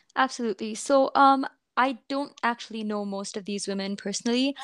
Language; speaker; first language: English; non-native, local second language; Hindi